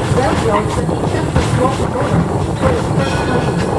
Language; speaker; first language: English; native; English